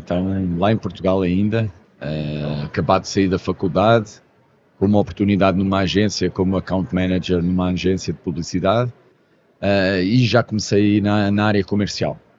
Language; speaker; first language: Portuguese; native; Portuguese